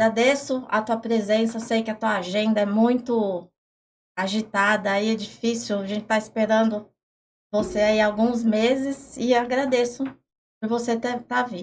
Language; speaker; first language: Portuguese; native; Portuguese